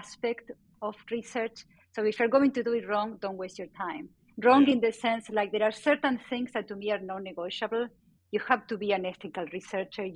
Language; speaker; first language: English; non-native, fluent; Spanish